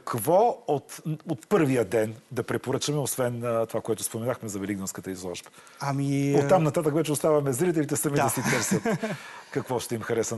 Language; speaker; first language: Bulgarian; native; Bulgarian